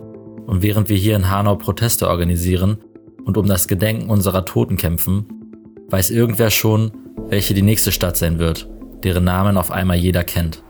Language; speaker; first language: German; native; German